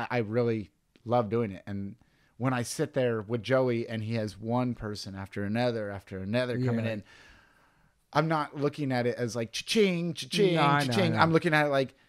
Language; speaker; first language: English; native; English